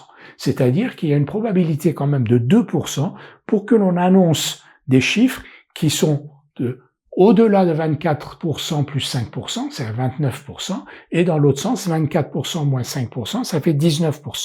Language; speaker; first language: French; native; French